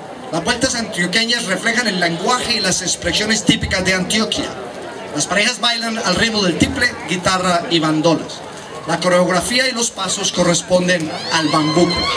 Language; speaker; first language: Spanish; native; Spanish